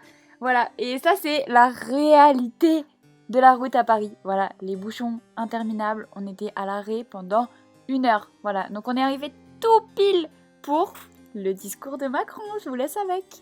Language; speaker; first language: French; native; French